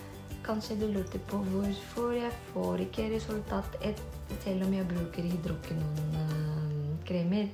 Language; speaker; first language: Norwegian; non-native, fluent; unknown